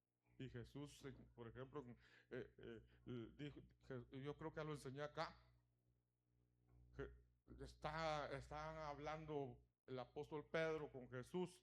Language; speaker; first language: Spanish; native; Spanish